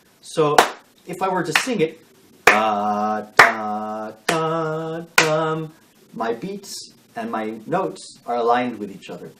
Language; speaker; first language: English; native; English